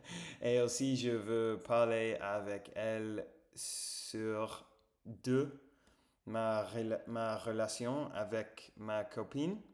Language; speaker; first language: French; non-native, fluent; English